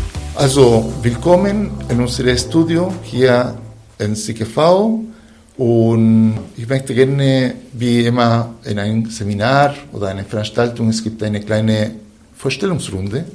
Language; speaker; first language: German; non-native, fluent; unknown